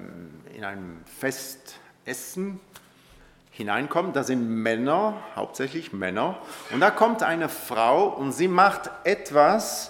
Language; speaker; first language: German; non-native, local second language; French